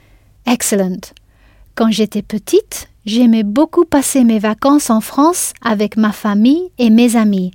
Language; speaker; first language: French; non-native, fluent; English